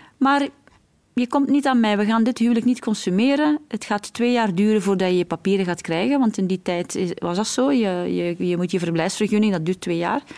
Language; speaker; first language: Dutch; early bilingual, other home language; Arabic